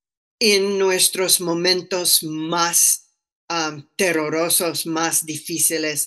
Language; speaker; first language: Spanish; non-native, fluent; English